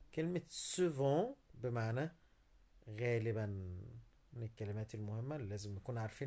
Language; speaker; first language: Arabic; native; Arabic